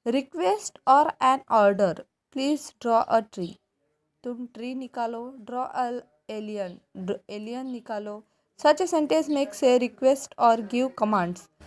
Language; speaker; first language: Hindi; non-native, local second language; Marathi